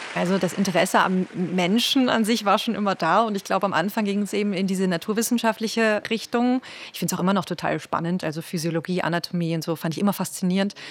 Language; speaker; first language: German; native; German